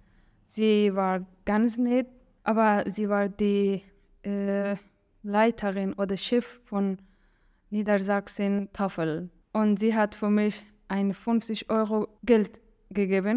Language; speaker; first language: German; non-native, learner; Persian